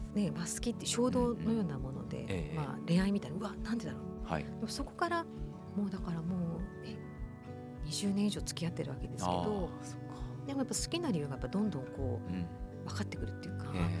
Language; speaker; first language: Japanese; early bilingual, heritage; English